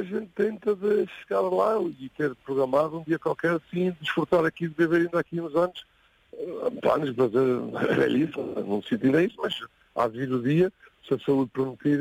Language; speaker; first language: Portuguese; native; Portuguese